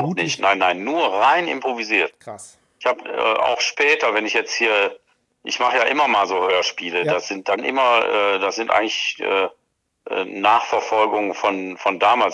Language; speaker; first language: German; native; German